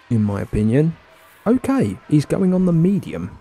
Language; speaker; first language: English; native; English